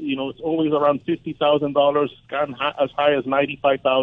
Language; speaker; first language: English; native; English